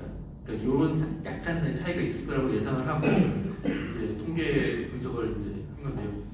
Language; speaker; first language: Korean; native; Korean